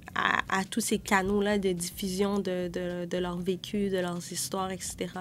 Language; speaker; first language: French; native; French